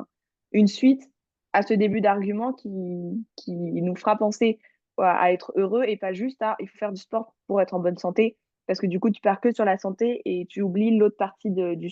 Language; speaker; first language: French; native; French